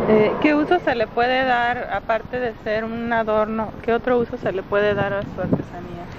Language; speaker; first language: Spanish; native; Spanish